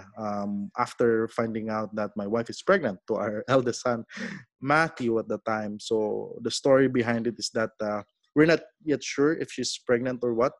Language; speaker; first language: English; non-native, local second language; Filipino